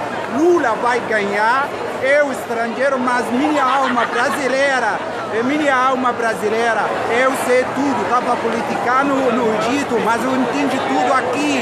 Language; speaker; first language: Portuguese; non-native, learner; Arabic